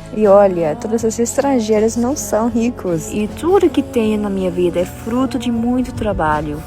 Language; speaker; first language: Portuguese; non-native, fluent; English